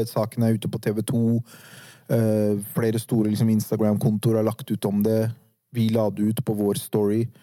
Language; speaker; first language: Norwegian; early bilingual, other home language; Arabic